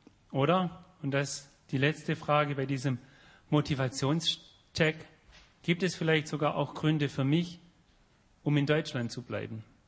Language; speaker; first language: German; native; German